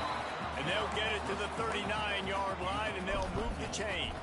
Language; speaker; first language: English; native; English